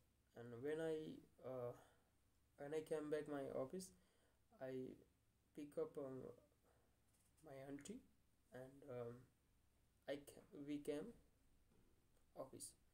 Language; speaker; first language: English; non-native, learner; Hindi